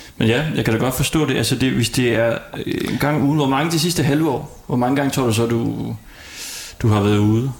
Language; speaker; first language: Danish; native; Danish